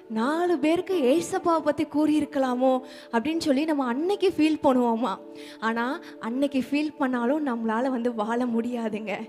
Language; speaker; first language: Tamil; native; Tamil